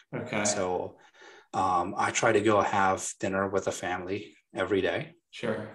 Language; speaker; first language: English; non-native, fluent; Arabic